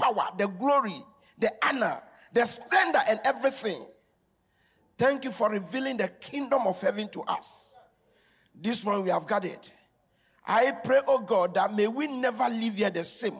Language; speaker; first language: English; non-native, local second language; Akan